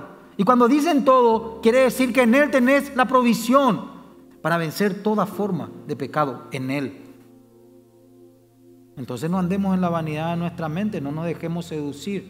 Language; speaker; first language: Spanish; native; Spanish